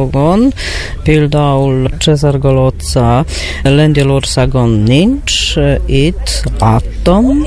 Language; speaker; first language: Hungarian; non-native, learner; Polish